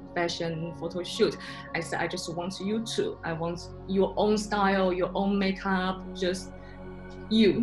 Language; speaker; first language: English; non-native, fluent; Chinese